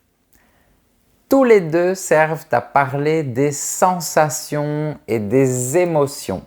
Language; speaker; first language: French; native; French